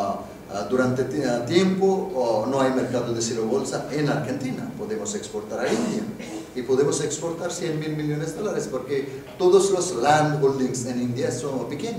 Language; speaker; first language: Spanish; non-native, fluent; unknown